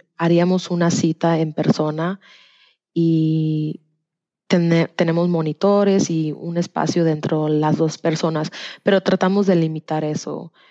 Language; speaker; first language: Spanish; early bilingual, heritage; Spanish